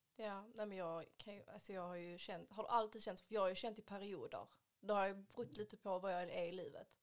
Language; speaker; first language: Swedish; native; Swedish